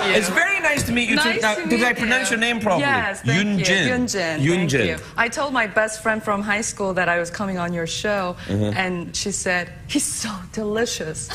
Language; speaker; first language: English; early bilingual, other home language; Korean